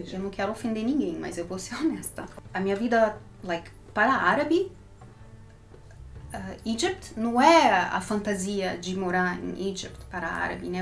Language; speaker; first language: Portuguese; early bilingual, heritage; Portuguese